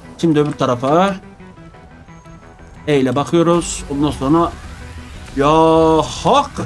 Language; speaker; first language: Turkish; native; Turkish